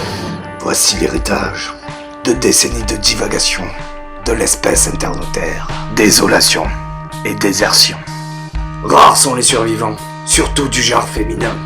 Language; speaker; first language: French; native; French